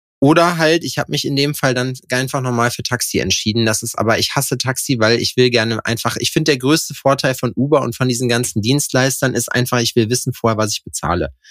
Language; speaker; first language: German; native; German